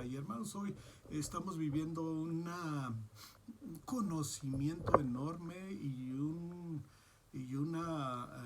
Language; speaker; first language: Spanish; native; Spanish